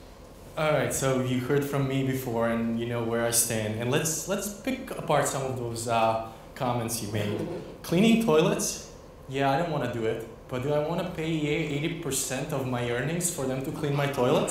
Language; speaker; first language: English; non-native, fluent; Croatian